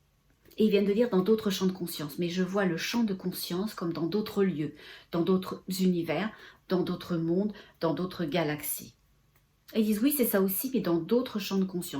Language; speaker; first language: French; native; French